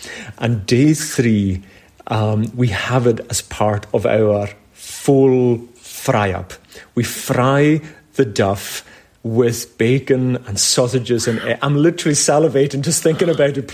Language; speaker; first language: English; native; English